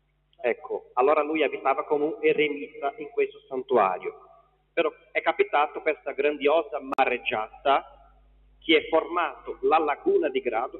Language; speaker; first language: Italian; non-native, fluent; Portuguese